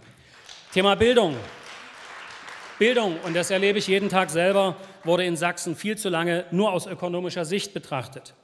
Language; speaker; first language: German; native; German